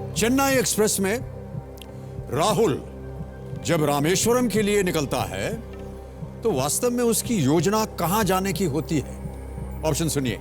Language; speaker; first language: Hindi; native; Hindi